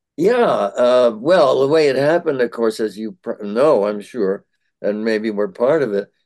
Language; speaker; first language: English; early bilingual, other home language; Yiddish